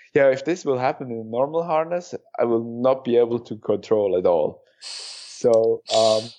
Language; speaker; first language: English; non-native, fluent; German